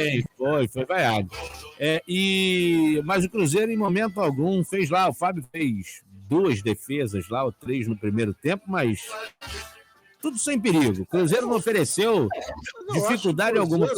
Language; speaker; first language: Portuguese; native; Portuguese